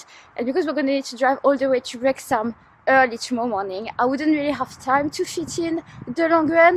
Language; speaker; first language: English; native; English